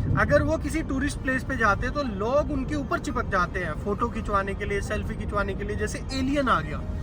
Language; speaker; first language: Hindi; native; Hindi